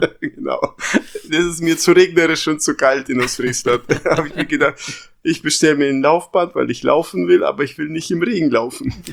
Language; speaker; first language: German; early bilingual, other home language; Russian